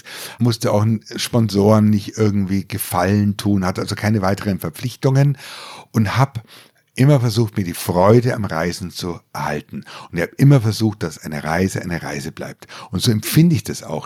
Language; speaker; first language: German; native; German